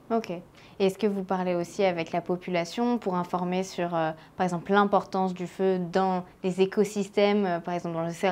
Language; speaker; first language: French; native; French